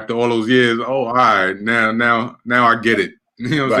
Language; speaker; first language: English; native; English